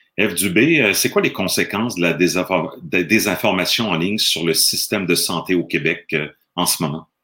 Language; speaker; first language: French; native; French